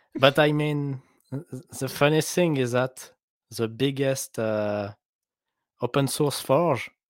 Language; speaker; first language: English; non-native, fluent; French